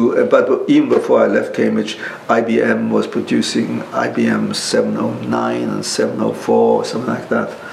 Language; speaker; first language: English; non-native, local second language; German